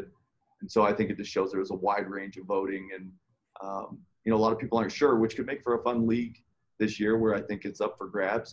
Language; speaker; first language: English; native; English